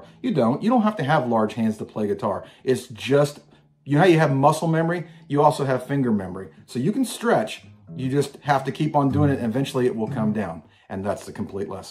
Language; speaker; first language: English; native; English